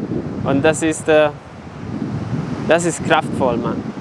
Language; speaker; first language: German; non-native, fluent; Serbian